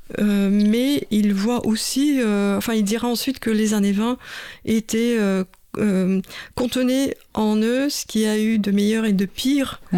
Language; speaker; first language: French; non-native, fluent; Russian